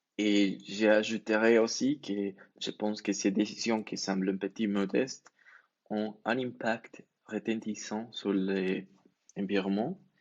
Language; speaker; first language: French; non-native, learner; Spanish